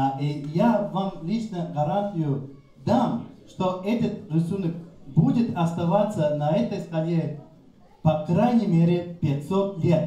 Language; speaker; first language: Russian; non-native, fluent; English